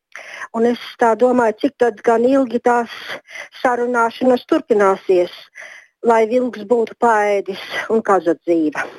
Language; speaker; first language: Latvian; native; Latvian